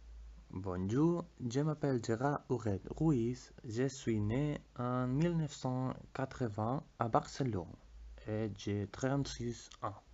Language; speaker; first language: French; non-native, learner; Spanish